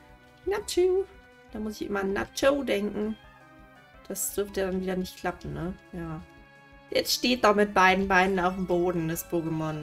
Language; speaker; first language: German; native; German